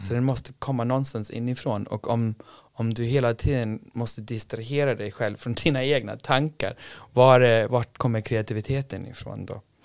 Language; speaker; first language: Swedish; non-native, fluent; English